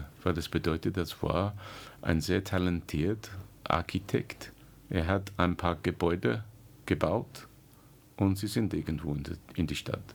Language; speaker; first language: German; non-native, learner; English